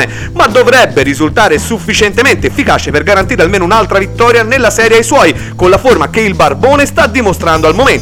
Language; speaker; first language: Italian; native; Italian